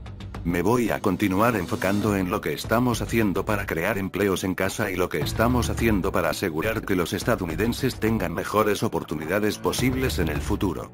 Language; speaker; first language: Spanish; native; Spanish